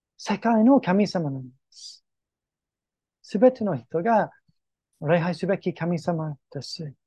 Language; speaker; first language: Japanese; non-native, fluent; English